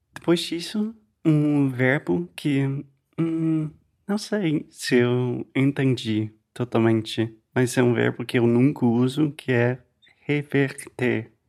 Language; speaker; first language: Portuguese; non-native, fluent; English